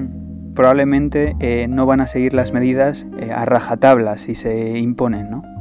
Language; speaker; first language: Spanish; native; Spanish